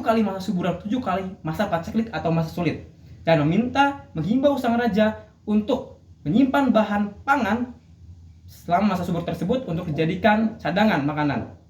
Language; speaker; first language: Indonesian; native; Indonesian